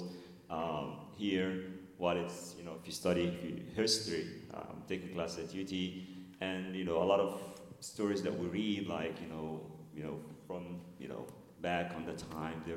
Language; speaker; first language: English; non-native, fluent; Arabic